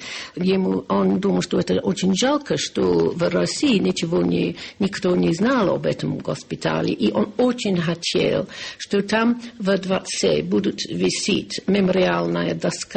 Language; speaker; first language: Russian; non-native, learner; English